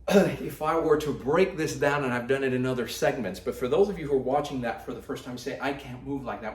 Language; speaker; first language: English; native; English